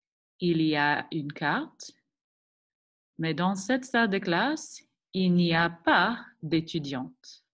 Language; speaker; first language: French; non-native, fluent; English